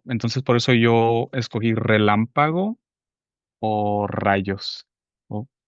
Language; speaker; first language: Spanish; non-native, fluent; English